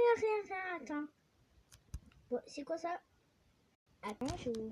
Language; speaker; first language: French; native; French